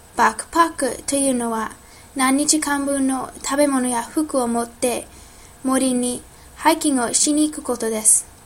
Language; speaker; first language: Japanese; non-native, learner; English